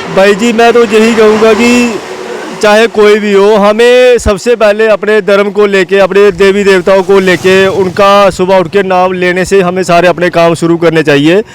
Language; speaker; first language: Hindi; non-native, local second language; Dogri